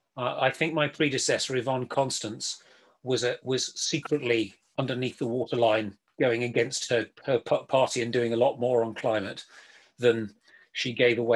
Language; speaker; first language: English; native; English